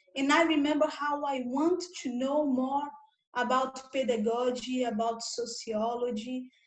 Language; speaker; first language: English; non-native, fluent; Portuguese